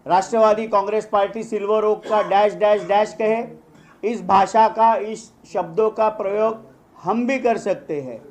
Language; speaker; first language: Hindi; non-native, local second language; Marathi